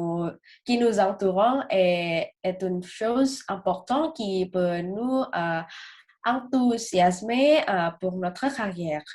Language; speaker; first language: French; non-native, learner; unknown